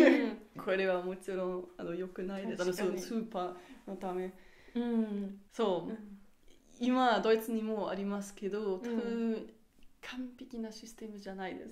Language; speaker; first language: Japanese; non-native, learner; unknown